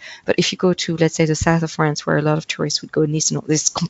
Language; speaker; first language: English; non-native, fluent; French